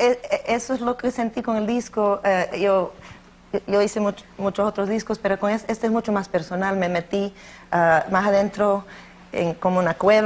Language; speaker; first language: Spanish; early bilingual, heritage; Spanish